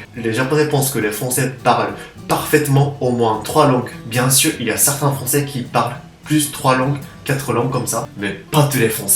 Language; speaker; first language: French; non-native, learner; Japanese